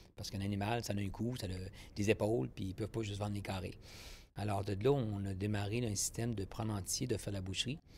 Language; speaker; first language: French; native; French